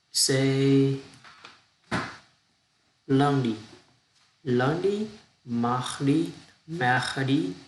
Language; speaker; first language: French; non-native, learner; Vietnamese